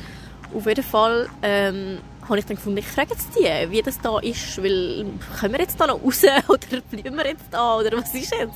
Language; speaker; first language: German; native; German